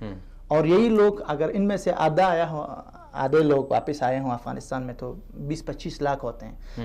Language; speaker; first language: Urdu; non-native, fluent; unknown